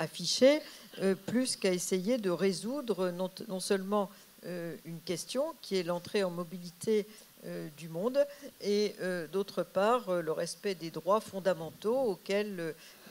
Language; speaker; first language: French; native; French